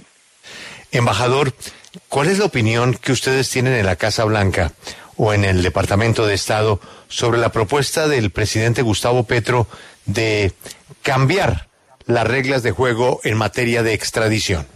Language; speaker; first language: Spanish; native; Spanish